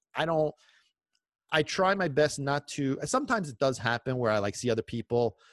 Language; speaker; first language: English; non-native, fluent; Italian